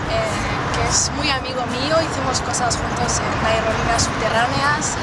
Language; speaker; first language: Spanish; non-native, fluent; French